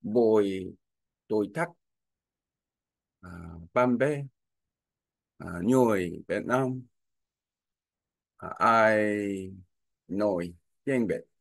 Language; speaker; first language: Vietnamese; non-native, learner; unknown